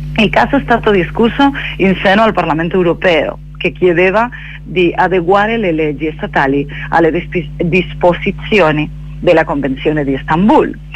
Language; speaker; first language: Italian; non-native, fluent; Spanish